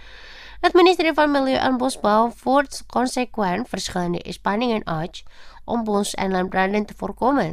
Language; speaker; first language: Dutch; non-native, fluent; Indonesian